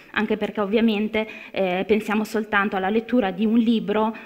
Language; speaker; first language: Italian; native; Italian